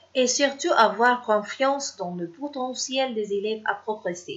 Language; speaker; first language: French; non-native, fluent; Arabic